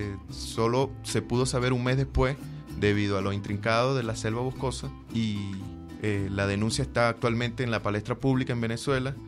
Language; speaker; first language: Spanish; native; Spanish